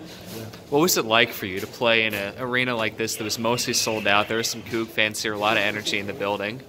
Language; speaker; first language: English; native; English